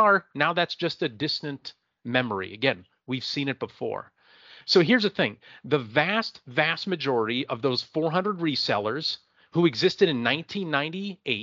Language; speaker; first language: English; native; English